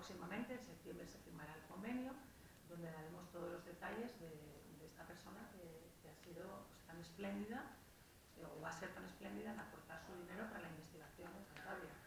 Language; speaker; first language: Spanish; native; Spanish